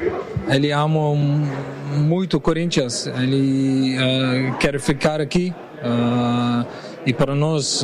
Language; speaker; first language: Portuguese; non-native, learner; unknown